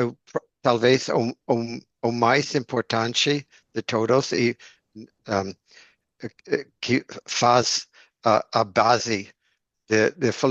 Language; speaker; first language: Portuguese; non-native, learner; English